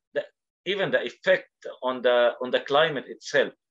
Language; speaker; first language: English; non-native, fluent; Arabic